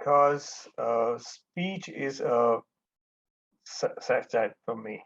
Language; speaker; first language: English; non-native, local second language; Hindi